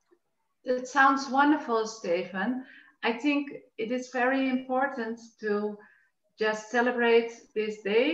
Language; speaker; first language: English; non-native, fluent; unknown